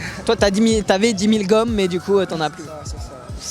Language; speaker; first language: French; native; French